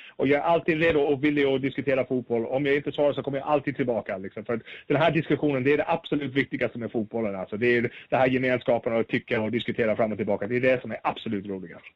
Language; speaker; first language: Swedish; native; Swedish